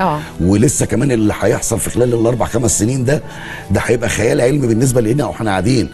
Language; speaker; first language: Arabic; native; Arabic